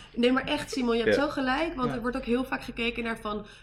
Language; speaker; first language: Dutch; native; Dutch